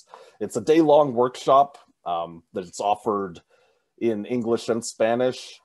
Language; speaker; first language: English; native; English